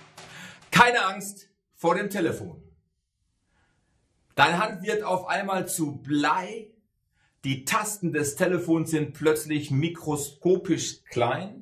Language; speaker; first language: German; native; German